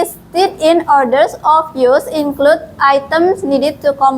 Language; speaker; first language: English; non-native, fluent; Indonesian